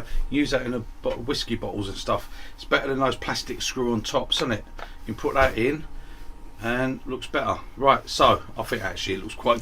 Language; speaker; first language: English; native; English